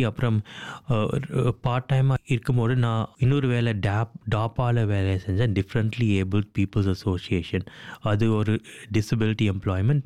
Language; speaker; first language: Tamil; early bilingual, heritage; Tamil